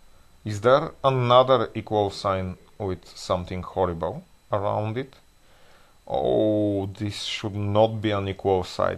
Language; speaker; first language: English; non-native, fluent; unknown